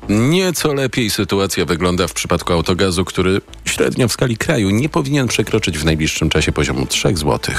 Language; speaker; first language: Polish; native; Polish